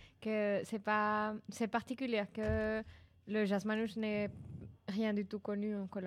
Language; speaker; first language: French; non-native, learner; Spanish